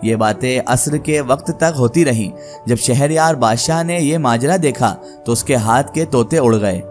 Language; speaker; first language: Hindi; native; Hindi